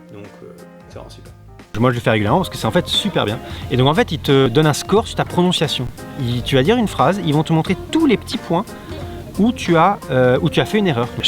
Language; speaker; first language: French; native; French